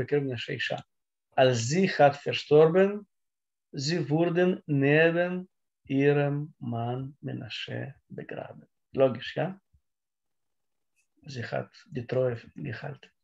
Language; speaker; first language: German; non-native, learner; Russian